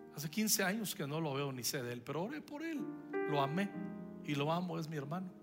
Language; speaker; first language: Spanish; native; Spanish